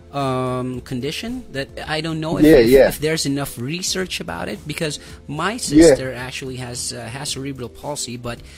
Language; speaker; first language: English; non-native, local second language; Waray